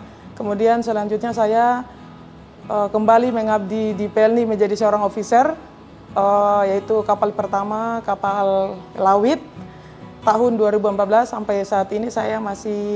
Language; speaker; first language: Indonesian; native; Indonesian